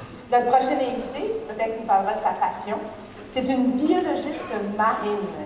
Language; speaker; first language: French; native; French